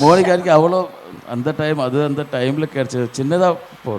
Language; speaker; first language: Tamil; non-native, learner; Malayalam